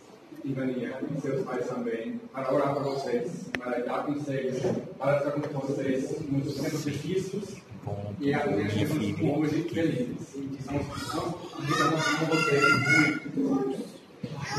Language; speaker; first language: Portuguese; non-native, learner; English